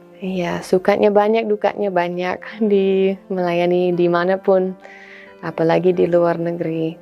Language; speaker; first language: Indonesian; non-native, fluent; English